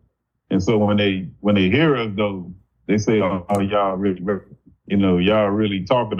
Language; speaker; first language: English; native; English